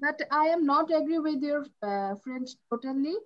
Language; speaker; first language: English; non-native, learner; Bangla